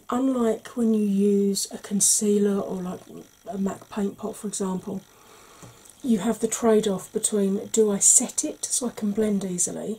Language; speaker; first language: English; native; English